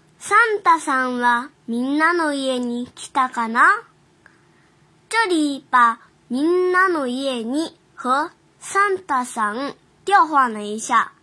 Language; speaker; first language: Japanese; non-native, fluent; Chinese